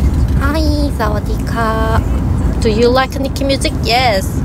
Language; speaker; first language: English; non-native, learner; Korean